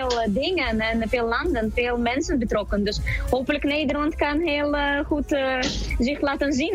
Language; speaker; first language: Dutch; non-native, fluent; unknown